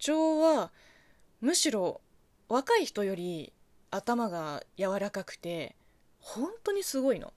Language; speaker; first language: Japanese; non-native, fluent; Chinese